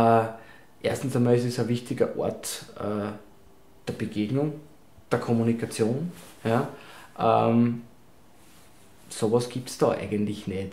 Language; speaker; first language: German; native; German